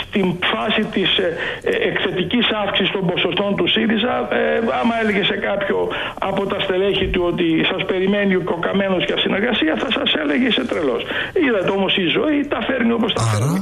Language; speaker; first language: Greek; native; Greek